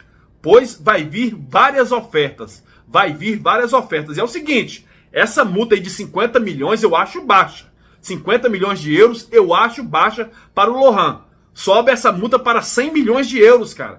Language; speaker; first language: Portuguese; native; Portuguese